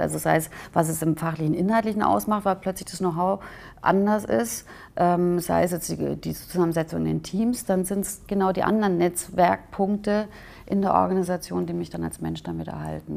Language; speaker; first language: German; native; German